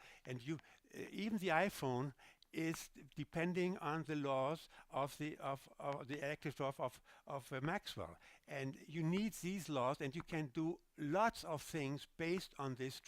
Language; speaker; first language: English; non-native, fluent; German